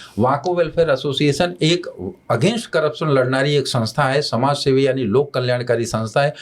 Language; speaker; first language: Marathi; non-native, fluent; Hindi